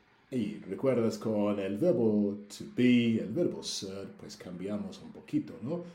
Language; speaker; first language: Spanish; native; Spanish